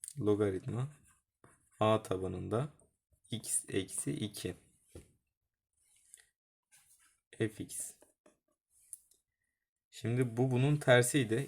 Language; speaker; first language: Turkish; native; Turkish